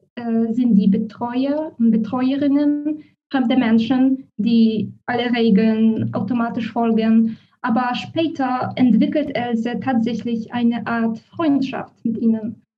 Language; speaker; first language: German; non-native, fluent; Polish